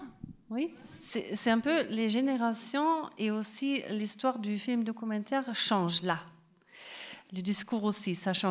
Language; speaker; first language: French; non-native, fluent; German